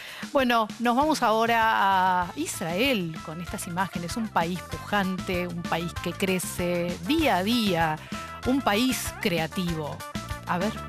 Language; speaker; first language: Spanish; native; Spanish